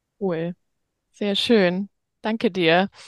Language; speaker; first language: German; native; German